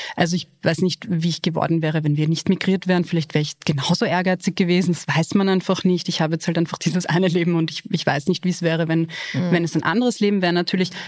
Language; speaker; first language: German; early bilingual, other home language; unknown